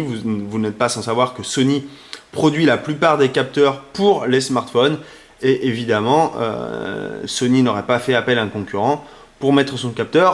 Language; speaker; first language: French; native; French